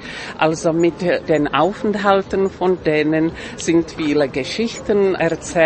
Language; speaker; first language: German; non-native, fluent; Czech